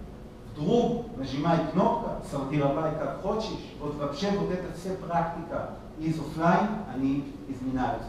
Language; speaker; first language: Russian; non-native, learner; Hebrew